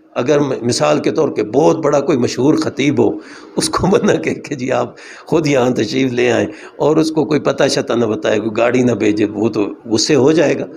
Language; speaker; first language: Urdu; non-native, local second language; Punjabi